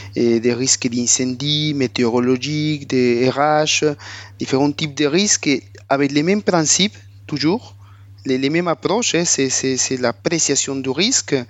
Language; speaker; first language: French; non-native, fluent; Spanish